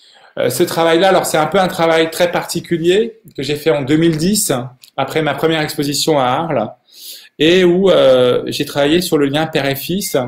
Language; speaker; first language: French; native; French